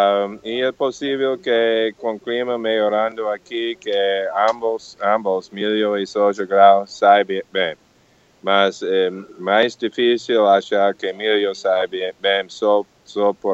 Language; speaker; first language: Portuguese; non-native, learner; English